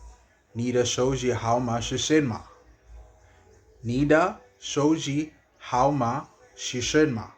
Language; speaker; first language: Chinese; non-native, learner; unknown